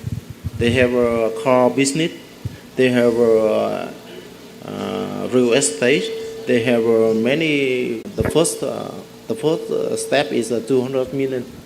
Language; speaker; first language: English; non-native, learner; Vietnamese